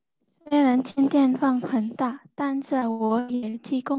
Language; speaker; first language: Chinese; non-native, learner; Indonesian